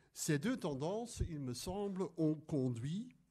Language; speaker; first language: French; non-native, fluent; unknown